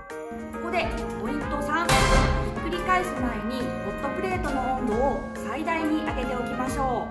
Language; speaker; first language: Japanese; native; Japanese